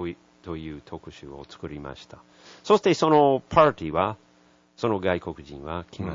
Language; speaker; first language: Japanese; non-native, learner; English